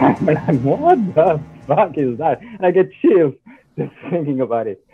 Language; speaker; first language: English; non-native, fluent; French